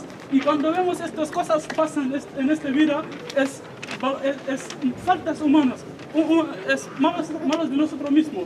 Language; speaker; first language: Spanish; non-native, learner; Arabic